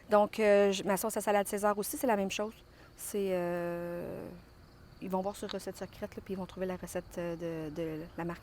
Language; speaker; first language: French; native; French